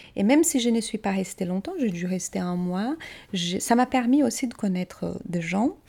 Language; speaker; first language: French; non-native, fluent; Portuguese